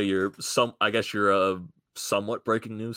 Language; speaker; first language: English; native; English